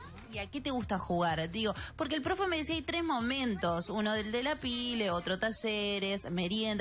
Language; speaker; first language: Spanish; native; Spanish